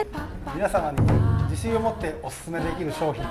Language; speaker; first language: Japanese; native; Japanese